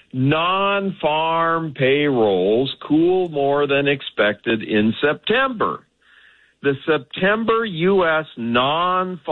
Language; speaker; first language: English; native; English